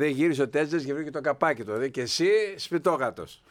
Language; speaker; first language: Greek; native; Greek